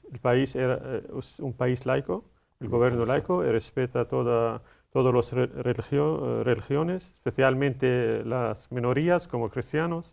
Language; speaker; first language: Spanish; non-native, learner; Arabic